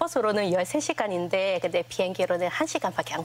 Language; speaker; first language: Korean; non-native, fluent; Thai